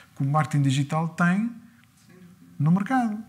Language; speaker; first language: Portuguese; early bilingual, other home language; French